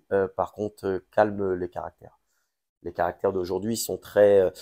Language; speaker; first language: French; native; French